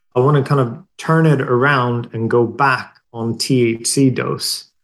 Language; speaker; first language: English; non-native, fluent; Swedish